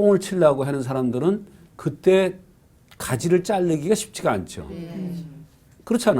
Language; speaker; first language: Korean; native; Korean